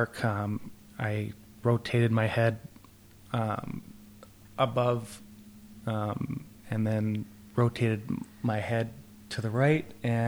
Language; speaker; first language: English; native; English